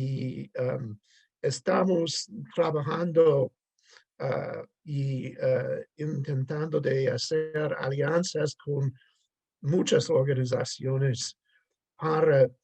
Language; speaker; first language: Spanish; non-native, fluent; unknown